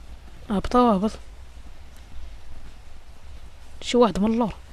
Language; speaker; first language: Arabic; native; Arabic